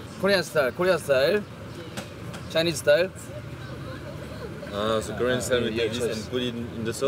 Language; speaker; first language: English; non-native, learner; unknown